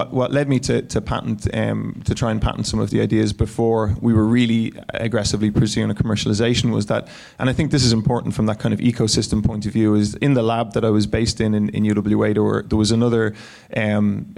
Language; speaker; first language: English; native; English